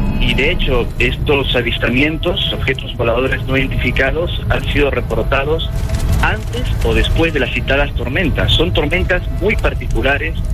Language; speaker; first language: Spanish; native; Spanish